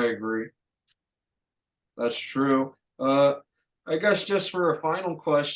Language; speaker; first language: English; native; English